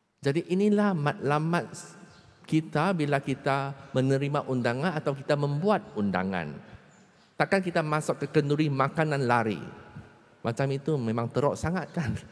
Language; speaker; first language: Malay; non-native, local second language; Chinese